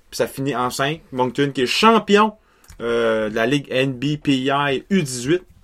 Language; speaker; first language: French; native; French